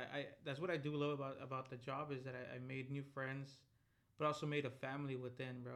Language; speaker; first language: English; early bilingual, other home language; Spanish